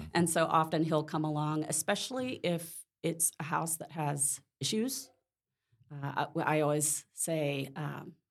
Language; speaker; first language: English; native; English